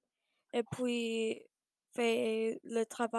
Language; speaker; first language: French; non-native, learner; English